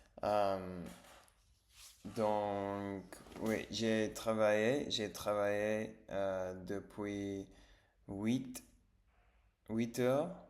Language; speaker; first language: French; non-native, learner; English